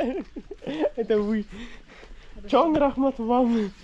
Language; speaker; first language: Russian; non-native, learner; Urdu